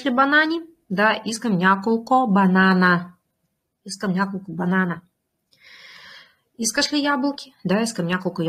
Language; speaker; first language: Bulgarian; non-native, fluent; Russian